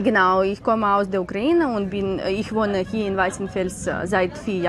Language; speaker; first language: German; non-native, learner; Ukrainian